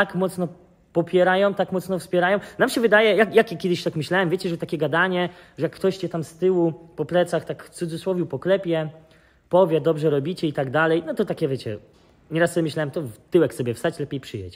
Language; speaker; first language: Polish; native; Polish